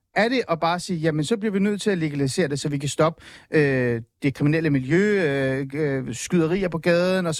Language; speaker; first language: Danish; native; Danish